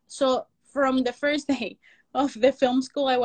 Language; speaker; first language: English; non-native, fluent; Spanish